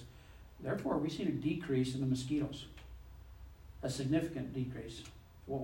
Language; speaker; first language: English; native; English